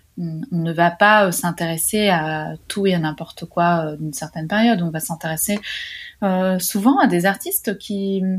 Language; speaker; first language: French; non-native, fluent; Italian